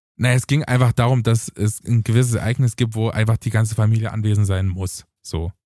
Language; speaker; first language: German; early bilingual, other home language; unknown